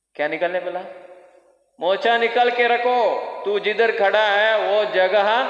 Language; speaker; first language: Hindi; non-native, local second language; Kannada